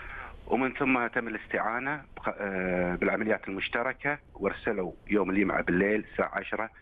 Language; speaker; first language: Arabic; native; Arabic